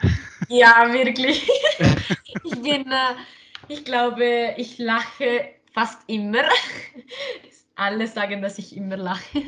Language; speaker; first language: German; non-native, local second language; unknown